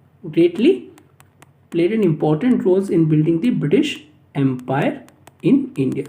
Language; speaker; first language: English; non-native, local second language; Hindi